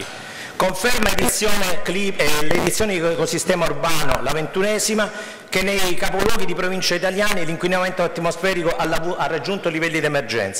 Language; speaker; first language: Italian; native; Italian